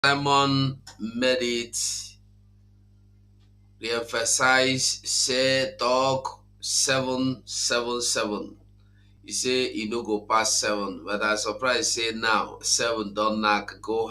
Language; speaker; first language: English; non-native, local second language; Igbo